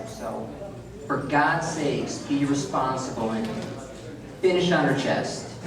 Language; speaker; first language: English; native; English